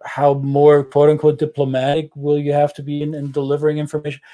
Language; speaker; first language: English; non-native, fluent; German